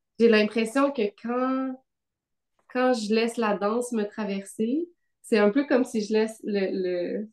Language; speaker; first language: French; native; French